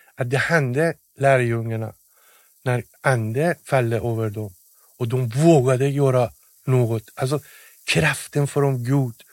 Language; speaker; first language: Swedish; non-native, fluent; Persian